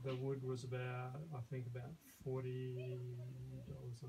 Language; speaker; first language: English; native; English